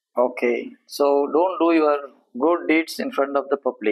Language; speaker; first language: English; non-native, local second language; Tamil